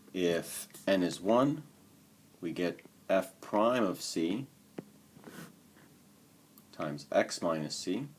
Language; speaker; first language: English; native; English